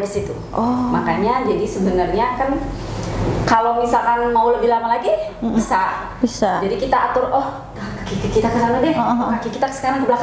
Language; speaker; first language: Indonesian; native; Indonesian